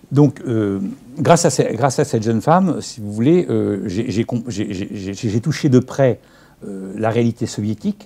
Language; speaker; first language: French; native; French